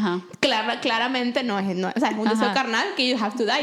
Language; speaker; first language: Spanish; native; Spanish